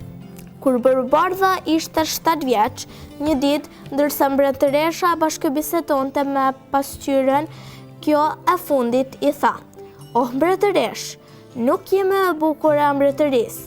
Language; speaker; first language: Albanian; native; Albanian